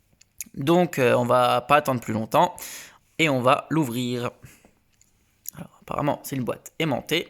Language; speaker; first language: French; native; French